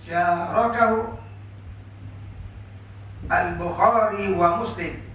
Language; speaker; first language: Arabic; non-native, fluent; Malay